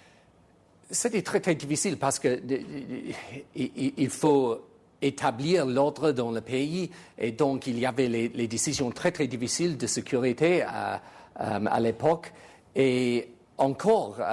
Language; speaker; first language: French; non-native, fluent; English